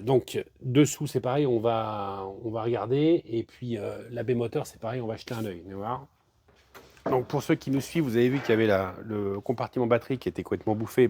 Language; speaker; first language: French; native; French